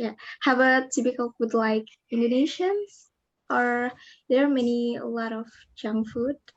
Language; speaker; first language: English; non-native, learner; Indonesian